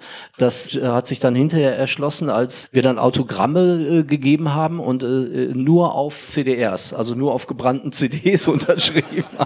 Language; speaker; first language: German; native; German